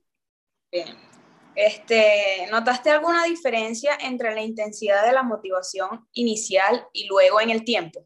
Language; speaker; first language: Spanish; native; Spanish